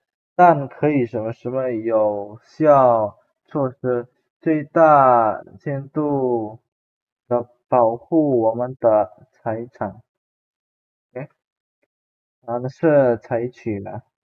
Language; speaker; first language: Chinese; non-native, fluent; Indonesian